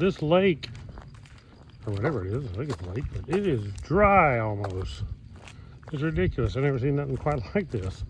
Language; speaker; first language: English; native; English